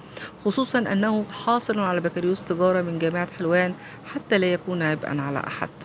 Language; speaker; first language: Arabic; native; Arabic